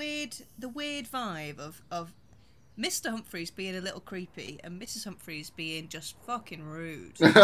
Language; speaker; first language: English; native; English